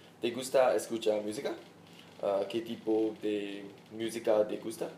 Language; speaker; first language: Spanish; non-native, learner; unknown